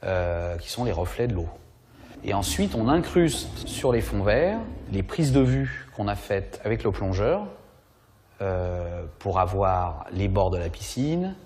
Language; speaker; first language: French; native; French